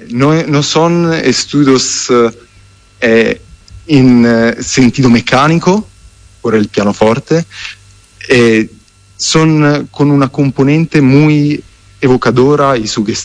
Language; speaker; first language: Spanish; non-native, fluent; Italian